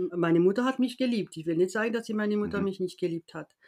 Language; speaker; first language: German; non-native, fluent; French